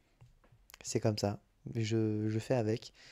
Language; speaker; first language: French; native; French